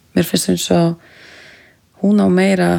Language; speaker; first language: Icelandic; non-native, local second language; Polish